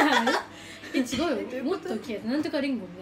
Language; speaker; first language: Japanese; native; Japanese